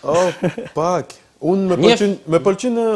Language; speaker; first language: Albanian; non-native, learner; French